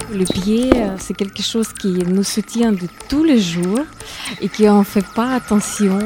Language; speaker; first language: French; non-native, fluent; Ukrainian